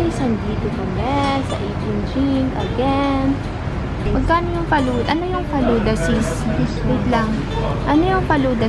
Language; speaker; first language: Filipino; native; Filipino